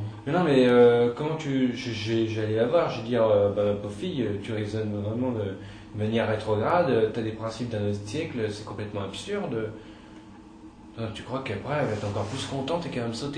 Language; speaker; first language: French; native; French